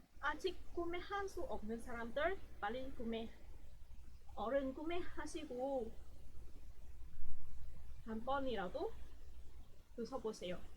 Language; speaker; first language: Korean; non-native, learner; Vietnamese